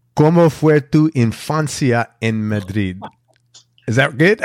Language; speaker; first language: Spanish; non-native, learner; English